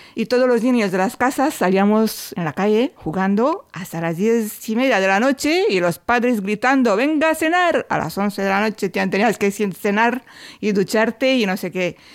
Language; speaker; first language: Spanish; non-native, fluent; Romanian